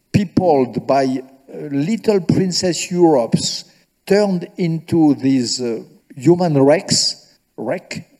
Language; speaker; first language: English; non-native, fluent; French